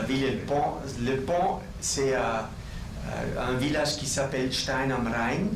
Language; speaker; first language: French; non-native, local second language; German